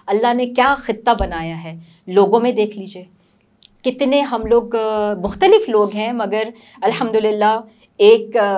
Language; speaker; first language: Urdu; native; Urdu